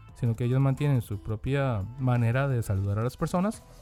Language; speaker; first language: Spanish; non-native, fluent; Korean